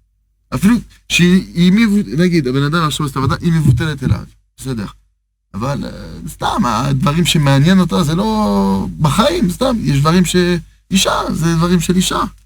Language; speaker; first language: Hebrew; non-native, fluent; French